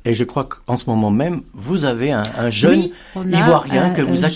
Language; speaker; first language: French; native; French